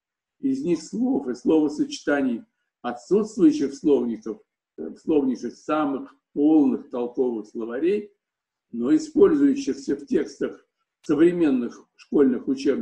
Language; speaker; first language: Russian; native; Russian